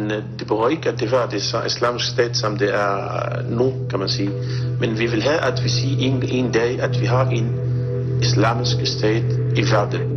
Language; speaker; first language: Danish; non-native, learner; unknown